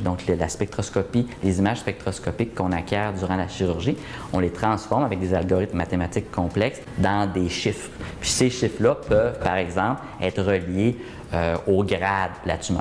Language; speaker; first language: French; native; French